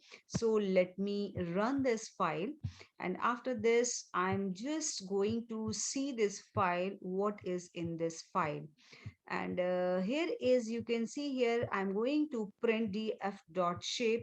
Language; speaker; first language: English; non-native, local second language; Hindi